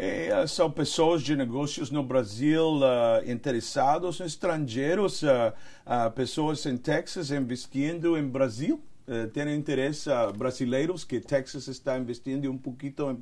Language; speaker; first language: Portuguese; non-native, learner; Spanish